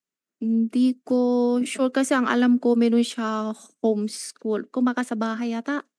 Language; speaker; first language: Filipino; non-native, learner; Chinese